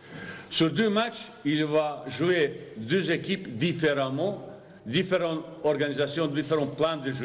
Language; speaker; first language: French; non-native, fluent; Bosnian